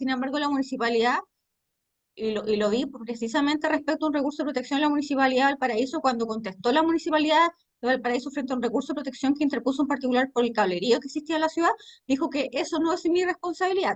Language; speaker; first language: Spanish; native; Spanish